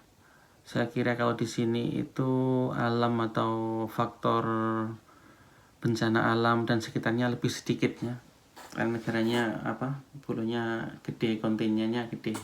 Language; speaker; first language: Indonesian; non-native, local second language; Javanese